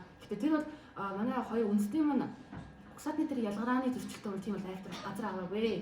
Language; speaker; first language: Mongolian; native; Mongolian